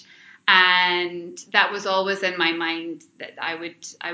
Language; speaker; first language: English; native; English